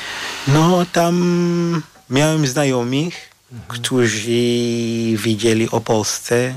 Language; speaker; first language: Polish; non-native, fluent; Shona